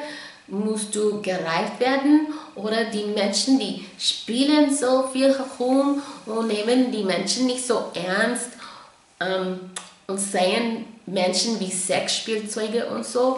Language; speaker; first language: German; non-native, fluent; English